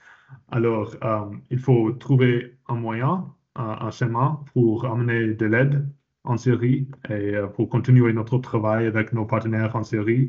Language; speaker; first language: French; non-native, fluent; English